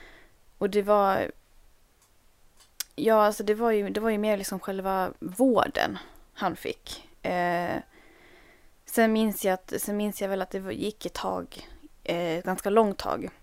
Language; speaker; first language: Swedish; native; Swedish